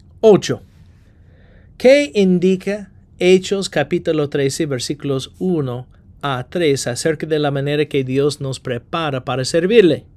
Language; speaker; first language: Spanish; non-native, fluent; English